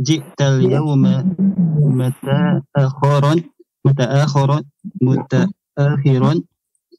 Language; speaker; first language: Arabic; non-native, learner; Indonesian